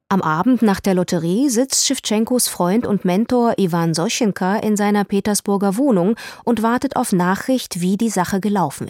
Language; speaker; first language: German; native; German